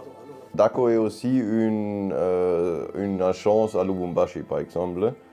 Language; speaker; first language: French; non-native, learner; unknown